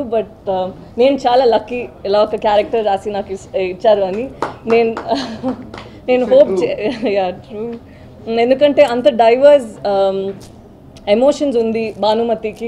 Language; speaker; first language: Telugu; non-native, learner; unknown